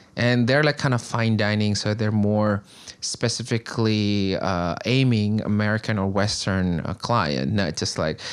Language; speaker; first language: English; non-native, fluent; Indonesian